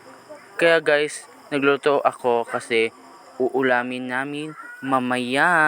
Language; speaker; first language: Filipino; non-native, local second language; Cebuano